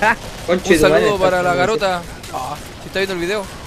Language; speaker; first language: Spanish; native; Spanish